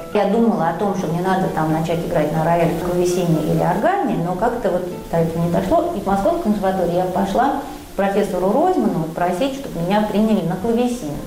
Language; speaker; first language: Russian; native; Russian